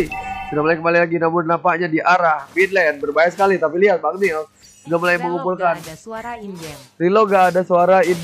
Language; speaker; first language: Indonesian; native; Indonesian